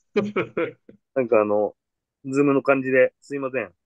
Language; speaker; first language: Japanese; native; Japanese